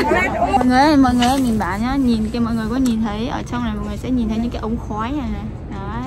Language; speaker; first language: Vietnamese; native; Vietnamese